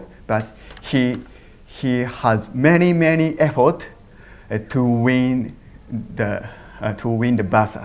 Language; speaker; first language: English; non-native, learner; Japanese